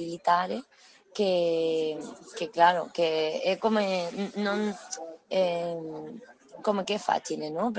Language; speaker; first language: Italian; non-native, learner; Spanish